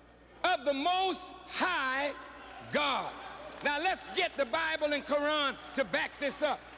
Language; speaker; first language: English; native; English